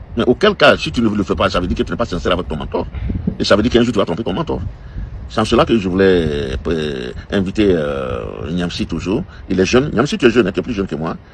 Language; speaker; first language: French; non-native, local second language; Dyula